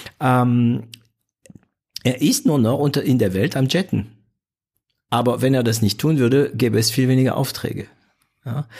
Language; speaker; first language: German; non-native, fluent; French